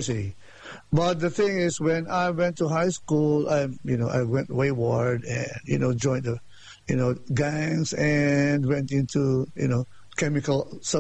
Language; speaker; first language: English; non-native, local second language; Filipino